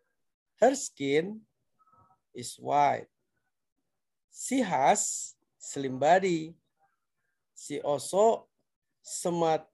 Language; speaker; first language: English; non-native, learner; Indonesian